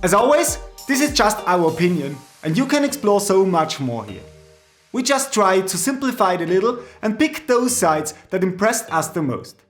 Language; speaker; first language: English; non-native, fluent; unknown